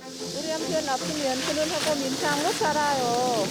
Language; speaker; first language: Korean; non-native, learner; Vietnamese